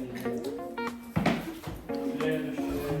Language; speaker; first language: Russian; non-native, fluent; Korean